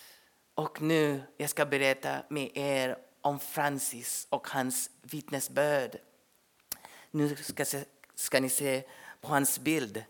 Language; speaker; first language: Swedish; non-native, fluent; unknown